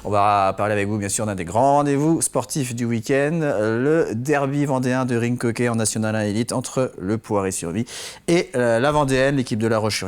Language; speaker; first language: French; native; French